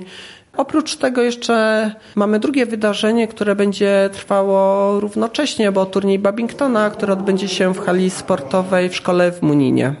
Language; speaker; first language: Polish; native; Polish